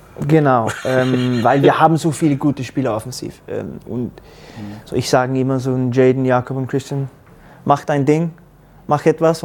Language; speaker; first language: German; non-native, learner; Danish